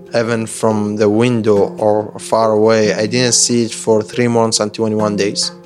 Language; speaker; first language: English; non-native, learner; Persian